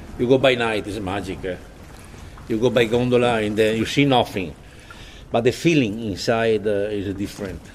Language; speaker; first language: English; non-native, learner; Italian